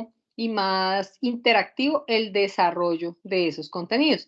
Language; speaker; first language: Spanish; native; Spanish